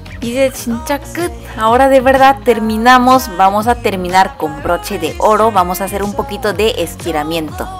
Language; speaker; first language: Spanish; non-native, fluent; Korean